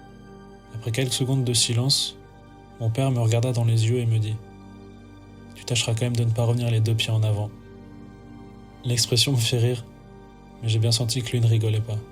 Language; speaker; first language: French; native; French